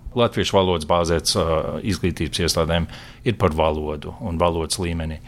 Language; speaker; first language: Latvian; early bilingual, heritage; Latvian